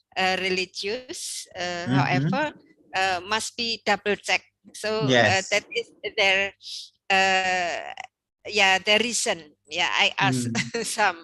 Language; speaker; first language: English; non-native, learner; Indonesian